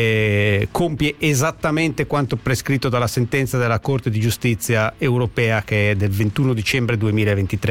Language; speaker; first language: Italian; native; Italian